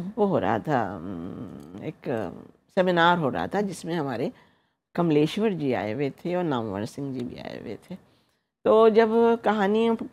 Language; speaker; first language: Urdu; native; Urdu